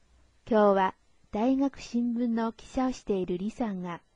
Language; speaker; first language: Japanese; non-native, fluent; Chinese